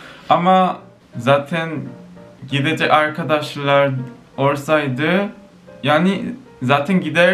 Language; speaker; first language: Turkish; non-native, fluent; Korean